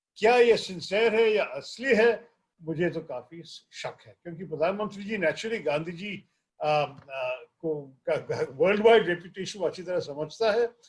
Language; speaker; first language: Hindi; non-native, local second language; Malayalam